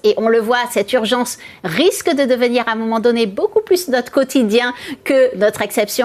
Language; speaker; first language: French; native; French